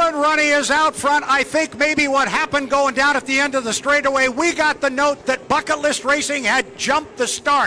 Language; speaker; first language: English; native; English